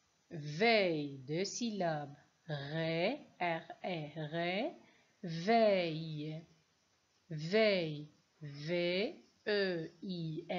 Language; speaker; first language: French; non-native, local second language; Arabic